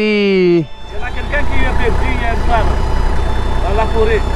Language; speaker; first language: French; non-native, local second language; Malagasy